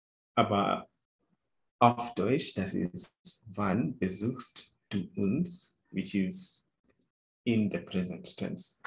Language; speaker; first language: German; non-native, fluent; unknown